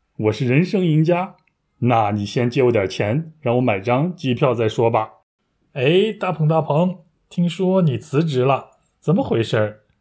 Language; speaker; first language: Chinese; native; Chinese